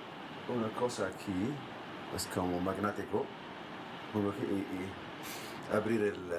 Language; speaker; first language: Spanish; non-native, learner; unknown